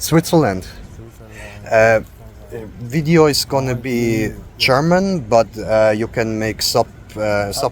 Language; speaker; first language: English; non-native, learner; German